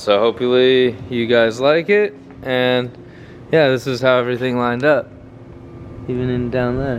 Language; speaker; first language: English; native; English